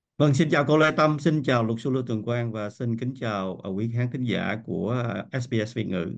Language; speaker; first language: Vietnamese; native; Vietnamese